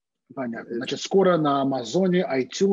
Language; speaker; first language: Russian; native; Russian